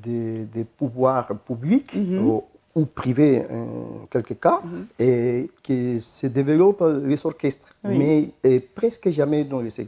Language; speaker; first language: French; non-native, fluent; Spanish